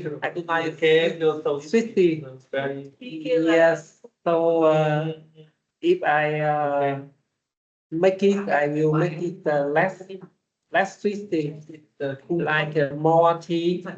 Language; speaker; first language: English; non-native, learner; Vietnamese